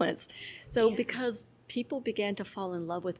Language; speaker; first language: English; native; English